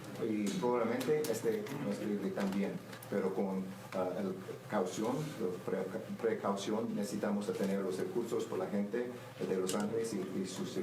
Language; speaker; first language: Spanish; non-native, learner; English